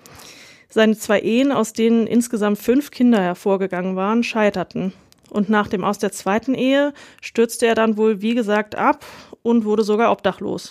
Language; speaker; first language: German; native; German